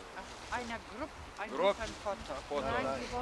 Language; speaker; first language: German; non-native, fluent; Lithuanian